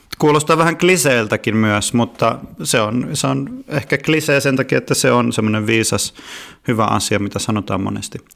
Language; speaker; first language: Finnish; native; Finnish